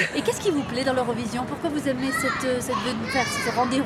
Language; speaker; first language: French; native; French